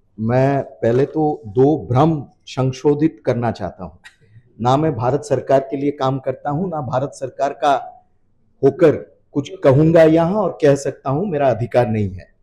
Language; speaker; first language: Hindi; non-native, local second language; Bangla